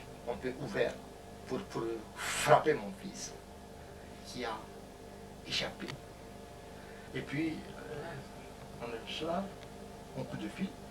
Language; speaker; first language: French; non-native, fluent; Romanian